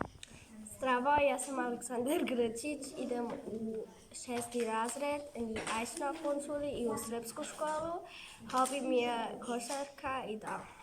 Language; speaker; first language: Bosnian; early bilingual, heritage; Serbian